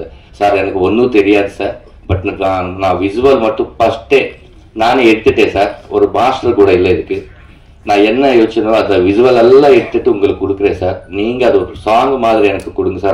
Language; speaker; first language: Tamil; non-native, learner; Telugu